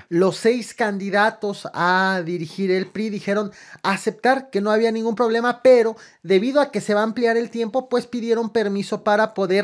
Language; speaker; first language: Spanish; native; Spanish